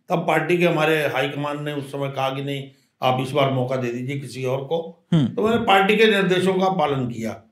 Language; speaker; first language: Hindi; native; Hindi